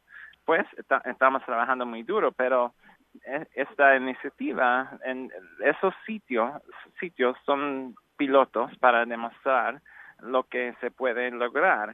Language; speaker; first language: Spanish; non-native, learner; English